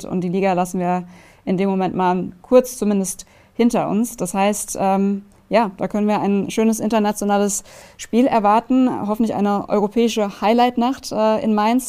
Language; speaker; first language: German; native; German